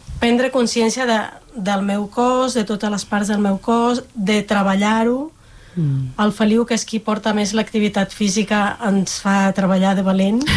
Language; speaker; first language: Catalan; non-native, fluent; Spanish